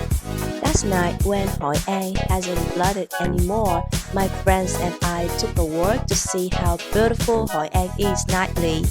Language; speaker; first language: English; non-native, learner; Vietnamese